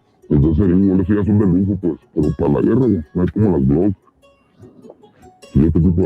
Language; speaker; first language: Spanish; native; Spanish